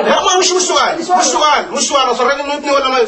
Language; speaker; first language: Arabic; native; Arabic